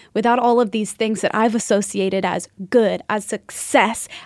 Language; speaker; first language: English; native; English